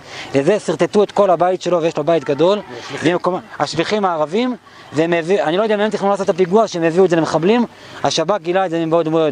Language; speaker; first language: Hebrew; native; Hebrew